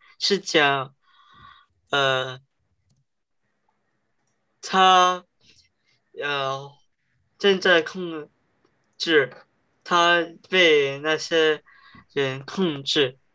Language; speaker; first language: Chinese; early bilingual, heritage; Chinese